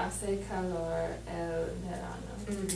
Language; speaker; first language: Spanish; non-native, learner; English